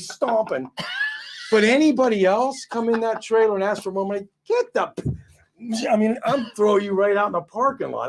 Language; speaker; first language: English; native; English